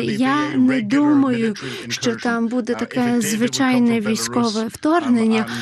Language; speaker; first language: Ukrainian; non-native, fluent; English